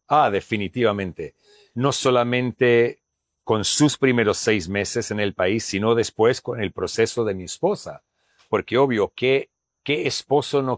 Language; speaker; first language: Spanish; non-native, fluent; English